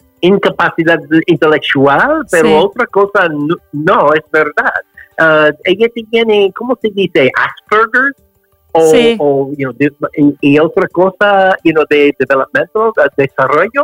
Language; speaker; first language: Spanish; non-native, learner; English